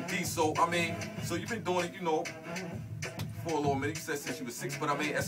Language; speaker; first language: English; native; English